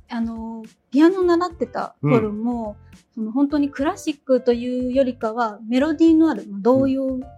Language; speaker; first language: Japanese; native; Japanese